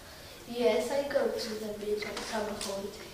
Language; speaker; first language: English; non-native, learner; Polish